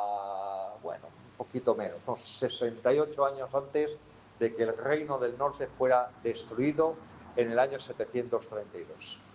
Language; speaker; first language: Spanish; native; Spanish